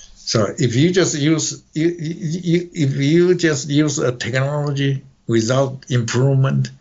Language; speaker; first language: English; non-native, fluent; Chinese